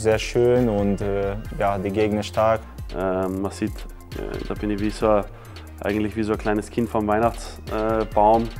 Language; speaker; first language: German; native; German